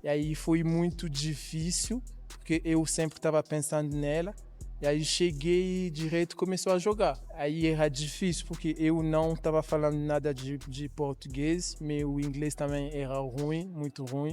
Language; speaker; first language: Portuguese; non-native, learner; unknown